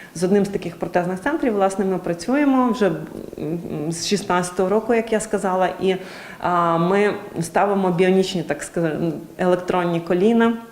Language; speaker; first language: Ukrainian; native; Ukrainian